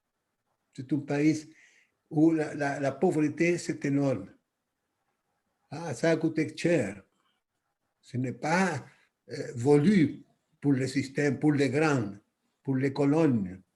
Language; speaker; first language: French; non-native, fluent; Spanish